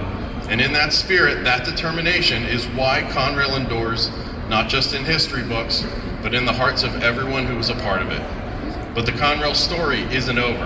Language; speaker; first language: English; native; English